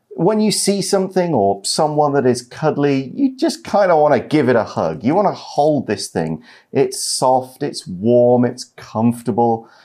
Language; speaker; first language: English; native; English